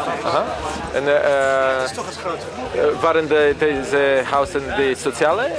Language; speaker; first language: Dutch; non-native, learner; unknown